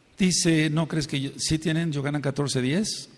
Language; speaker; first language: Spanish; native; Spanish